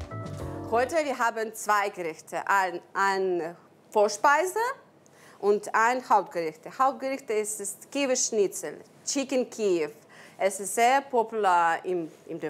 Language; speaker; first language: German; non-native, learner; Ukrainian